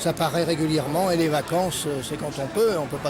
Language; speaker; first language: French; native; French